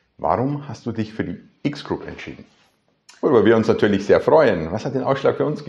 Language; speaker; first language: German; native; German